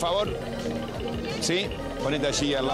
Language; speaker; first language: Spanish; native; Spanish